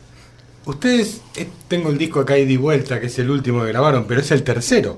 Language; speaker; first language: Spanish; native; Spanish